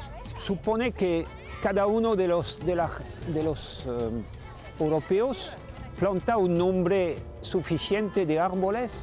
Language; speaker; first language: Spanish; non-native, fluent; French